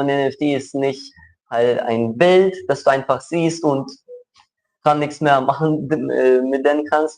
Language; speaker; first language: German; non-native, local second language; Ukrainian